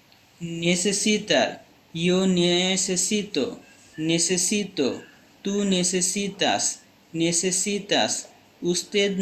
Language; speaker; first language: Spanish; non-native, learner; Bangla